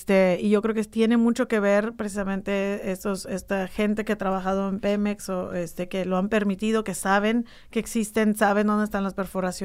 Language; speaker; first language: Spanish; native; Spanish